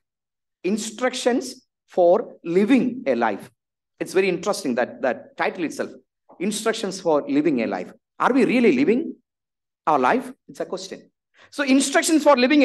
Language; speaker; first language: English; non-native, local second language; Malayalam